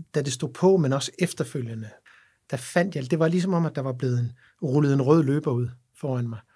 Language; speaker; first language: Danish; native; Danish